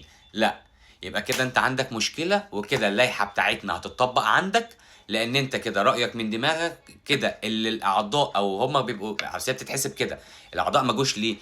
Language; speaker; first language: Arabic; native; Arabic